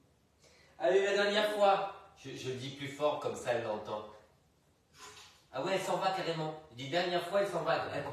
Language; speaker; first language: French; native; French